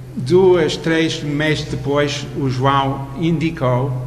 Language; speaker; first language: Portuguese; non-native, fluent; English